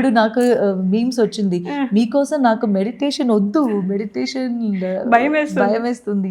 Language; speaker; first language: Telugu; non-native, learner; Malayalam